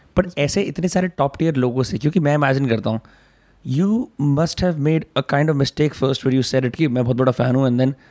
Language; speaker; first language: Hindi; native; Hindi